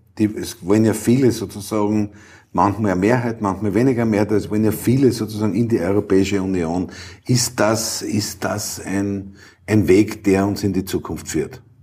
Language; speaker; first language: German; native; German